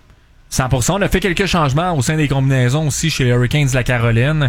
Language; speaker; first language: French; native; French